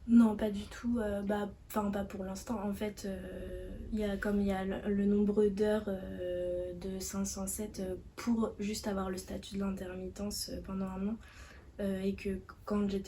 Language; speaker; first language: French; native; French